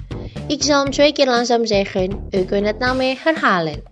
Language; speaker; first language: Dutch; non-native, learner; Indonesian